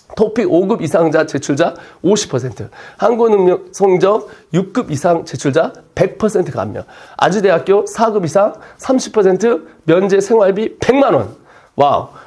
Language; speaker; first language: Korean; native; Korean